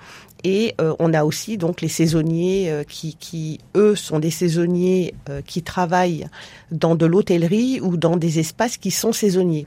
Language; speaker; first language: French; native; French